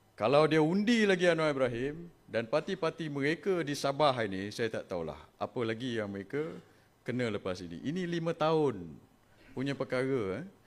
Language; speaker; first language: Malay; native; Malay